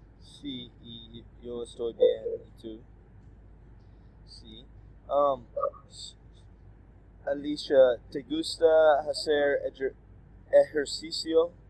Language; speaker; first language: Spanish; non-native, learner; English